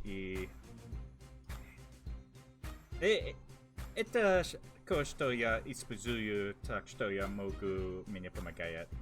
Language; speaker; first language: Russian; non-native, learner; English